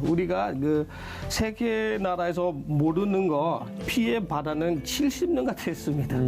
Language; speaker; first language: Korean; non-native, learner; S'gaw Karen